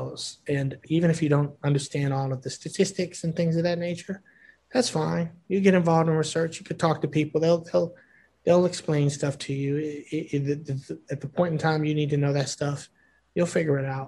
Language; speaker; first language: English; native; English